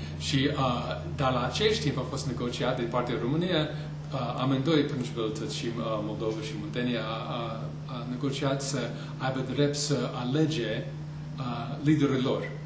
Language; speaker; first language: Romanian; non-native, fluent; English